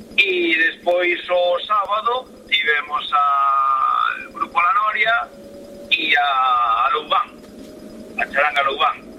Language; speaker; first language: Galician; native; Galician